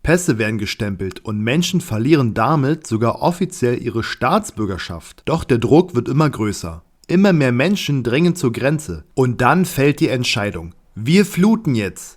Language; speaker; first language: German; native; German